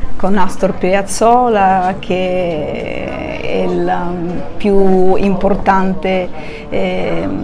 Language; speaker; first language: Italian; non-native, fluent; Bulgarian